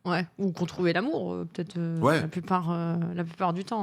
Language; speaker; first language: French; native; French